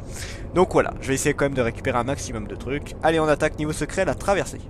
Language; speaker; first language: French; native; French